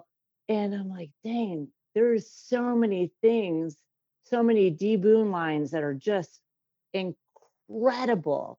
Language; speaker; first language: English; native; English